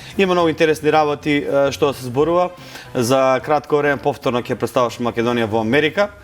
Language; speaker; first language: Macedonian; native; Macedonian